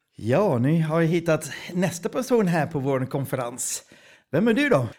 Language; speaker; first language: Swedish; non-native, fluent; Dutch